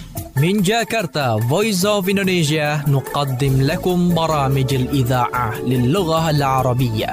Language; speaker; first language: Arabic; non-native, fluent; Indonesian